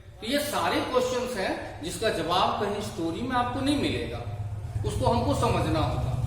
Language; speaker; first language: Hindi; native; Hindi